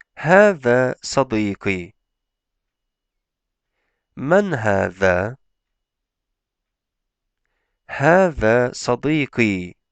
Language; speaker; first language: Arabic; non-native, fluent; Turkish